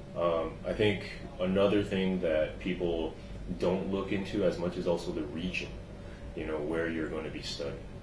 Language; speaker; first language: English; early bilingual, other home language; Chinese